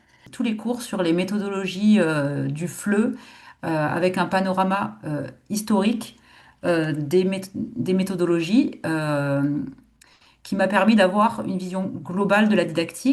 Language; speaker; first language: French; native; French